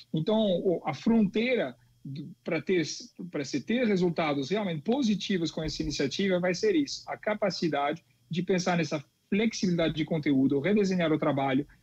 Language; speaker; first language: Portuguese; non-native, fluent; French